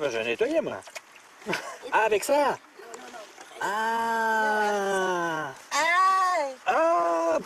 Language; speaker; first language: French; native; French